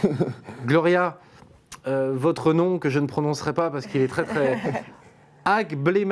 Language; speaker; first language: French; native; French